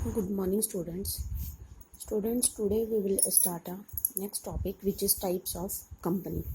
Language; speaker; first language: English; non-native, local second language; Punjabi